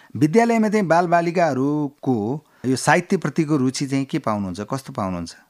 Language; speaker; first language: Nepali; native; Nepali